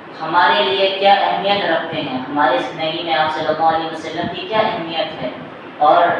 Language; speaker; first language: Urdu; native; Urdu